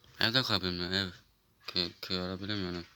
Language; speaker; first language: Turkish; early bilingual, heritage; Turkish